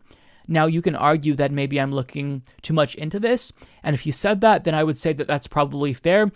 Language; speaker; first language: English; native; English